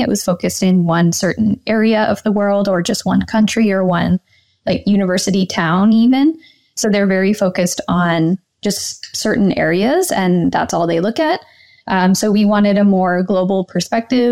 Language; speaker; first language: English; native; English